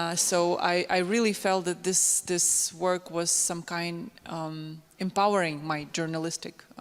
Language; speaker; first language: English; non-native, fluent; Ukrainian